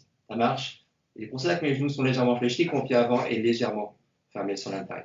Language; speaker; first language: French; native; French